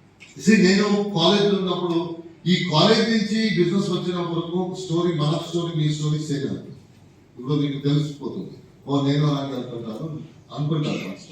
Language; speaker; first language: Telugu; non-native, fluent; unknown